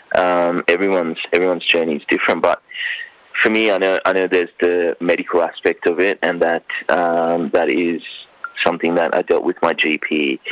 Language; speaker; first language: English; non-native, local second language; Sinhala